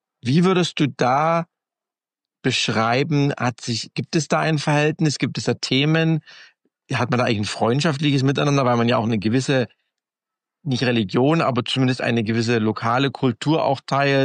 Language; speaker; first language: German; native; German